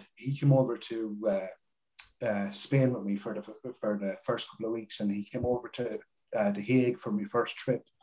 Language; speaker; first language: English; native; English